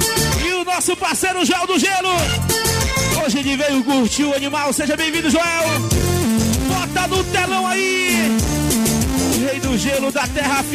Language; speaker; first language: Portuguese; native; Portuguese